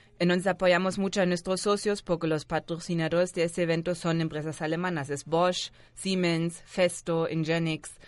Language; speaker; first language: Spanish; non-native, fluent; German